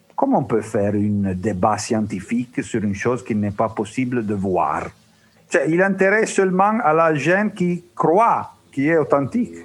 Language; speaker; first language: French; non-native, learner; Italian